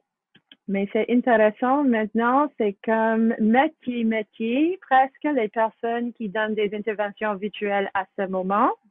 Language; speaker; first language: French; non-native, fluent; English